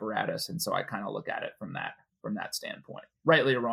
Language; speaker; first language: English; native; English